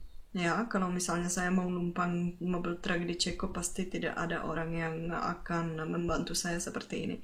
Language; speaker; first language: Indonesian; non-native, fluent; Czech